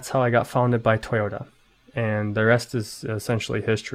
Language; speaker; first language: English; native; English